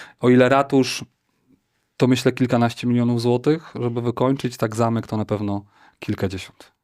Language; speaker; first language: Polish; native; Polish